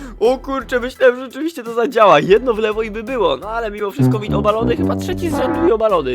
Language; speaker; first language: Polish; native; Polish